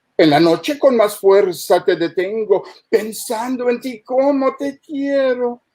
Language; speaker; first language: Spanish; early bilingual, heritage; Spanish